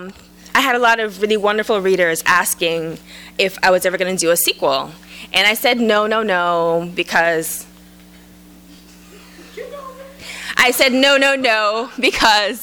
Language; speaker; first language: English; early bilingual, other home language; Jamaican Creole English